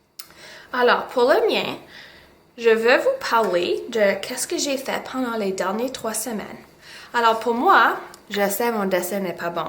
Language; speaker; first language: French; non-native, local second language; English